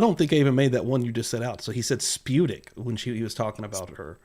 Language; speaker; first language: English; native; English